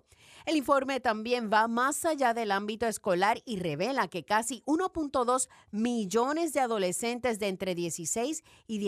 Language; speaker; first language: Spanish; native; Spanish